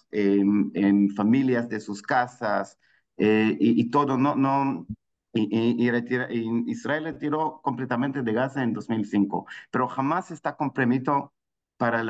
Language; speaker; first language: Spanish; non-native, fluent; Hebrew